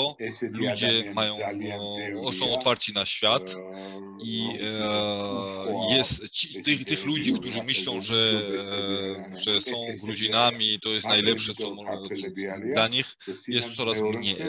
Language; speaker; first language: Polish; non-native, fluent; Georgian